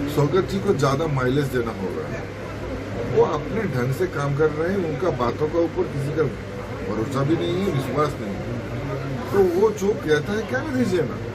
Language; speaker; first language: Hindi; non-native, local second language; Bangla